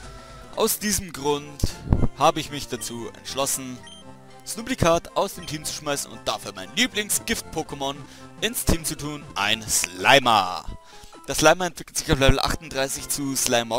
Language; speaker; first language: German; native; German